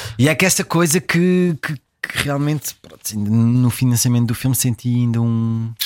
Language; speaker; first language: Portuguese; early bilingual, heritage; French